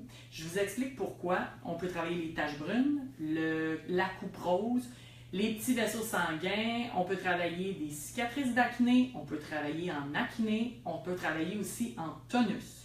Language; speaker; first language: French; native; French